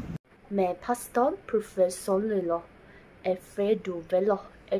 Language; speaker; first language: French; non-native, learner; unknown